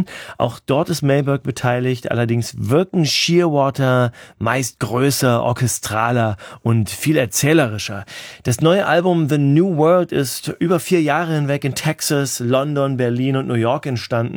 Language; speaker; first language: German; native; German